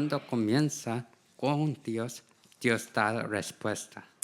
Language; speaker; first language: Spanish; non-native, learner; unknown